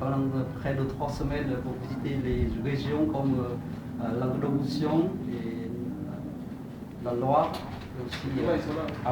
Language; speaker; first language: French; non-native, learner; Vietnamese